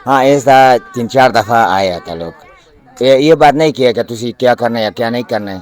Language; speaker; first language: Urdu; early bilingual, other home language; Pashto